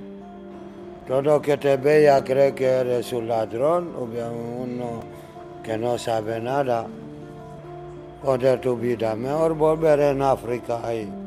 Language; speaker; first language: Spanish; non-native, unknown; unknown